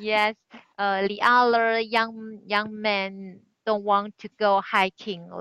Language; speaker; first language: English; non-native, learner; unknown